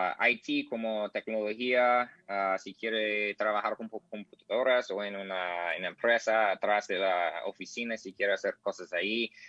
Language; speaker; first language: Spanish; non-native, learner; English